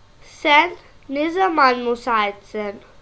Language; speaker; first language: Turkish; non-native, learner; Urdu